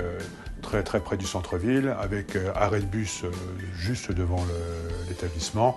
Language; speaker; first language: French; native; French